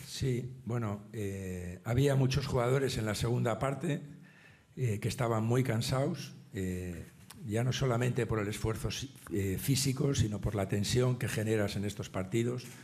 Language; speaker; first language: Spanish; native; Spanish